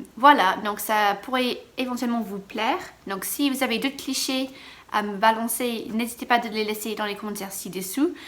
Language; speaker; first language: French; non-native, fluent; English